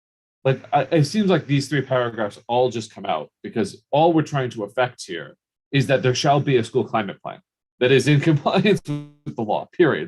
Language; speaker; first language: English; native; English